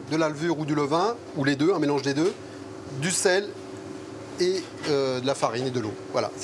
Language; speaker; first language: French; native; French